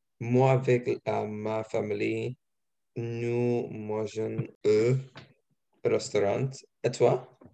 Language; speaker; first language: French; non-native, learner; English